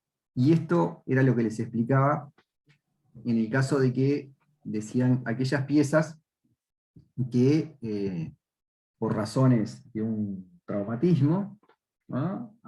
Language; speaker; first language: Spanish; native; Spanish